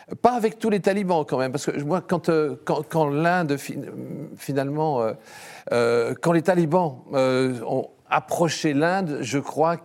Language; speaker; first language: French; native; French